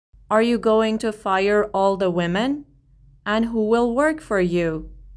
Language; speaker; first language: English; non-native, fluent; Persian